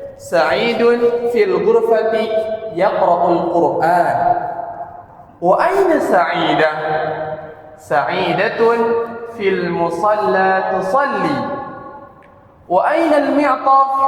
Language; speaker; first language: Arabic; non-native, fluent; Indonesian